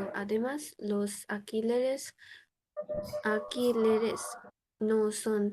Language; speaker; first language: Spanish; non-native, learner; Bangla